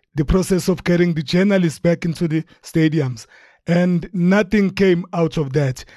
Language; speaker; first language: English; non-native, local second language; Zulu